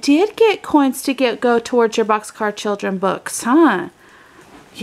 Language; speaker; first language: English; native; English